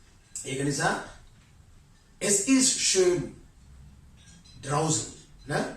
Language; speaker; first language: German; non-native, fluent; Sinhala